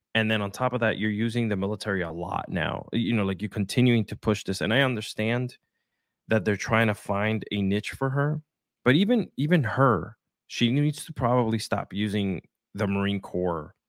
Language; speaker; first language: English; non-native, fluent; Spanish